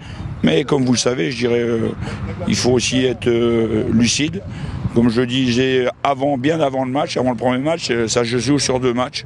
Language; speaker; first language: French; native; French